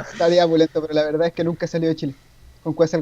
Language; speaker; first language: Spanish; native; Spanish